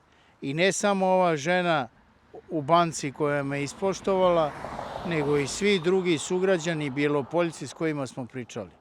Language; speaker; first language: Bosnian; native; Bosnian